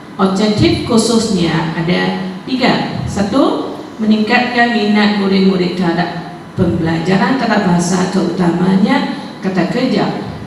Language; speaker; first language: Malay; non-native, local second language; Chinese